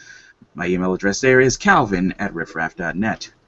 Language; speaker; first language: English; native; English